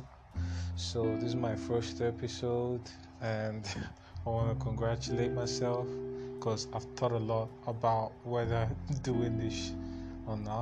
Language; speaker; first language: English; non-native, local second language; Igbo